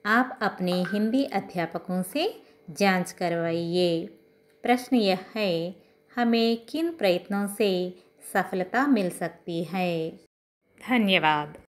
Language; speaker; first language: Hindi; non-native, local second language; Telugu